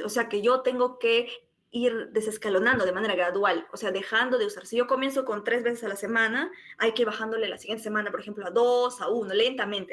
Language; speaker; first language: Spanish; native; Spanish